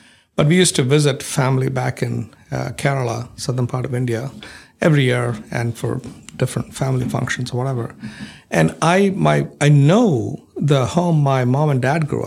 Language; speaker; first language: English; non-native, local second language; Malayalam